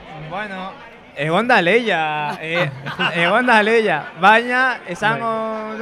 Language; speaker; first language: Basque; non-native, local second language; Spanish